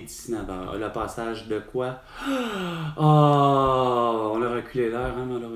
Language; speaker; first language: French; native; French